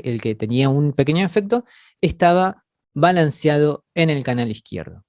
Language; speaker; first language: Spanish; native; Spanish